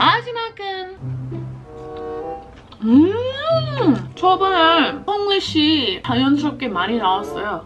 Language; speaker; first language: Korean; non-native, learner; English